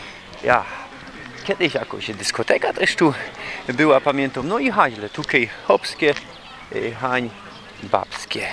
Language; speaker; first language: Polish; non-native, local second language; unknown